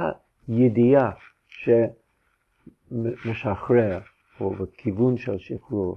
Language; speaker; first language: Hebrew; non-native, fluent; English